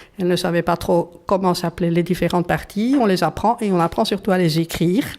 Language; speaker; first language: French; native; French